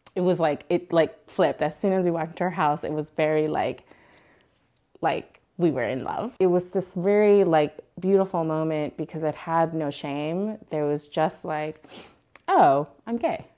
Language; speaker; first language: English; native; English